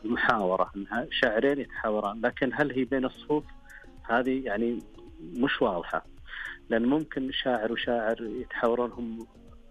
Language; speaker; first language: Arabic; native; Arabic